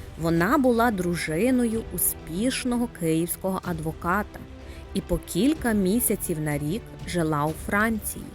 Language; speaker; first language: Ukrainian; native; Ukrainian